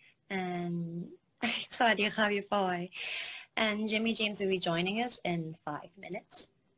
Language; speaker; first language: English; non-native, fluent; Thai